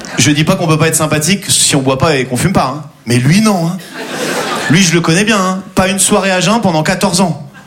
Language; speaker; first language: French; native; French